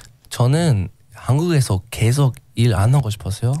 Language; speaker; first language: Korean; non-native, learner; English